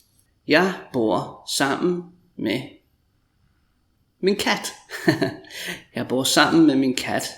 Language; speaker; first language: Danish; non-native, fluent; English